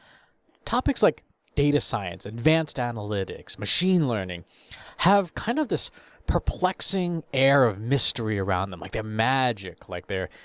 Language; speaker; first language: English; native; English